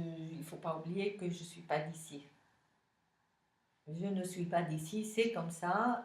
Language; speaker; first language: French; non-native, local second language; Arabic